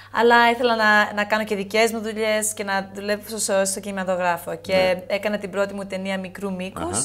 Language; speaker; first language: Greek; early bilingual, heritage; Greek